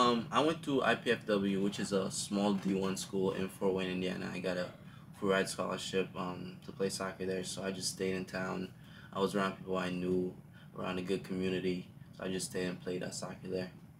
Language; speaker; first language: English; early bilingual, other home language; Haitian Creole